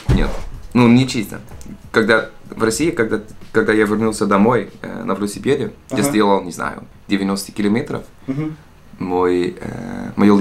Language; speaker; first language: Russian; non-native, learner; Dutch